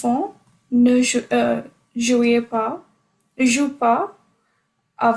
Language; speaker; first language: French; non-native, learner; Hindi